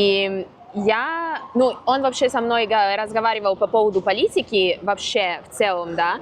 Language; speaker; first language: Russian; non-native, fluent; Italian